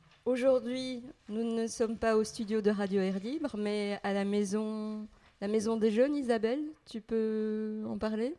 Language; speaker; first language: French; native; French